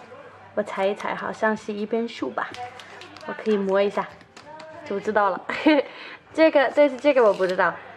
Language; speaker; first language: Chinese; non-native, fluent; Danish